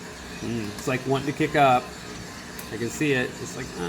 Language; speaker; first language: English; native; English